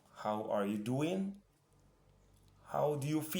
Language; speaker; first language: English; non-native, fluent; French